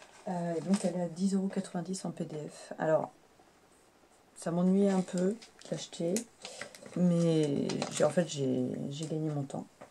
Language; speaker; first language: French; native; French